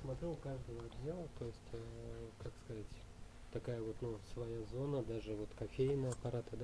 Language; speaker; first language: Russian; native; Russian